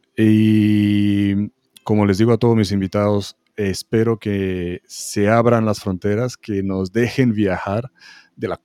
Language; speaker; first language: Spanish; non-native, fluent; Romanian